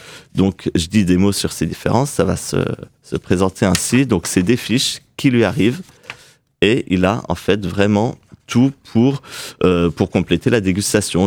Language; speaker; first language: French; native; French